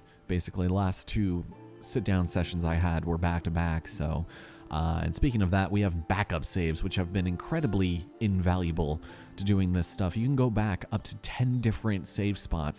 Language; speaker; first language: English; native; English